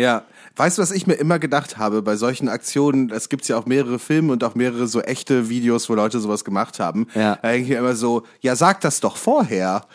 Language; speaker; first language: German; native; German